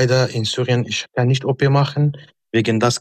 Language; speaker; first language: German; non-native, learner; Arabic